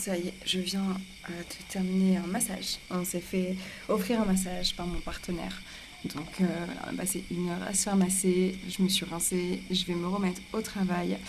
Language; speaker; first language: French; native; French